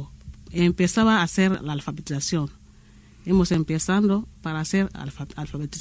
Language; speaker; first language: Spanish; non-native, learner; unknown